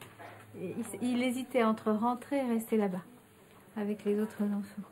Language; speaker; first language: French; native; French